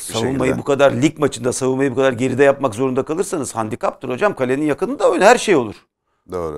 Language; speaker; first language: Turkish; native; Turkish